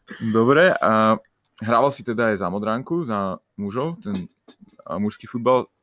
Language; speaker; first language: Slovak; native; Slovak